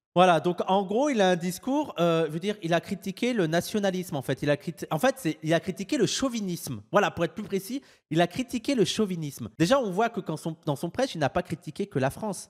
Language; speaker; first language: French; native; French